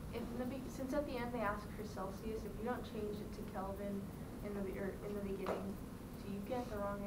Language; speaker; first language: English; native; English